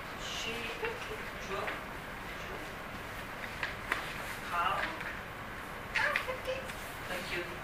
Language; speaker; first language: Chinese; non-native, learner; Italian